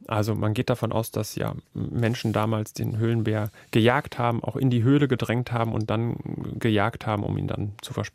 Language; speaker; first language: German; native; German